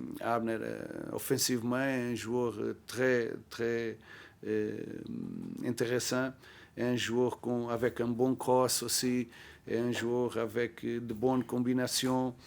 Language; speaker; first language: French; non-native, learner; Portuguese